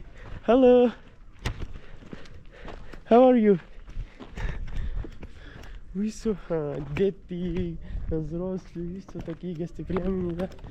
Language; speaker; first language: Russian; non-native, learner; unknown